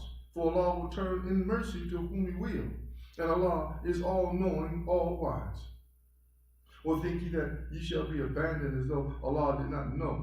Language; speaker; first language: English; native; English